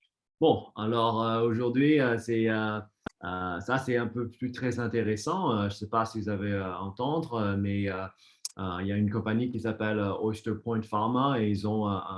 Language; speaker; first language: French; non-native, fluent; English